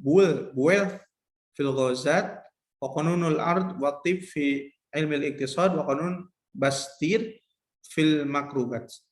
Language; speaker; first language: Arabic; non-native, learner; Indonesian